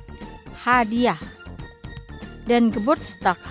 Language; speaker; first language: German; non-native, fluent; Indonesian